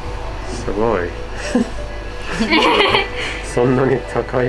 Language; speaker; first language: Japanese; non-native, fluent; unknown